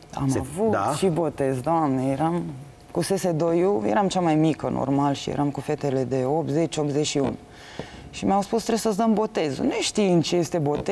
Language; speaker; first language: Romanian; native; Romanian